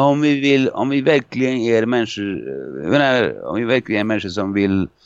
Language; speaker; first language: Swedish; non-native, fluent; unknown